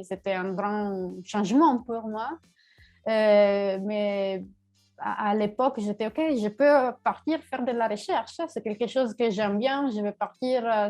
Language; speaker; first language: French; non-native, learner; Italian